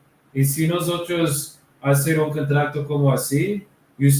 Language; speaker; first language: Spanish; non-native, learner; English